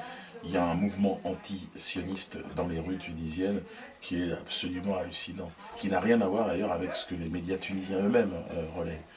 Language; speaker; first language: French; native; French